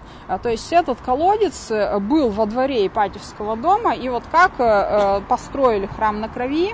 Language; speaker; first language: Russian; native; Russian